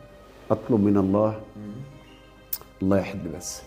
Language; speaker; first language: Arabic; native; Arabic